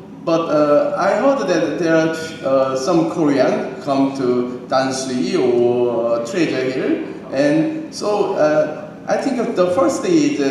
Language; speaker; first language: English; non-native, learner; Korean